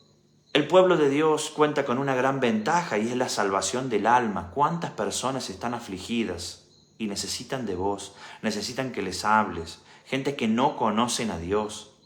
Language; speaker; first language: Spanish; native; Spanish